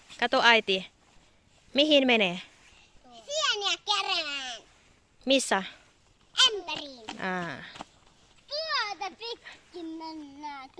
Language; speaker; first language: Finnish; non-native, learner; Thai